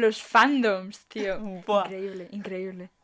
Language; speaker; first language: Spanish; native; Spanish